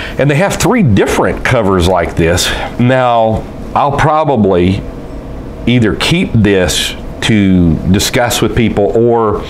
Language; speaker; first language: English; native; English